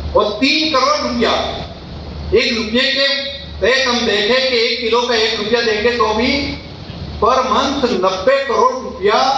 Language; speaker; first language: Hindi; non-native, local second language; Gujarati